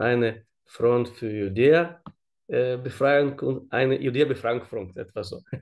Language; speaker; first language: German; non-native, learner; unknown